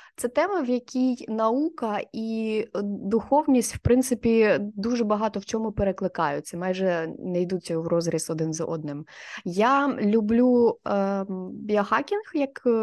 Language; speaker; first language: Ukrainian; non-native, local second language; Russian